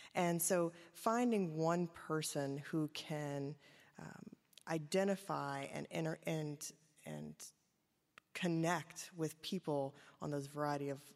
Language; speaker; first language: English; native; English